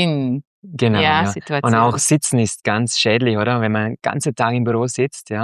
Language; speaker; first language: German; native; German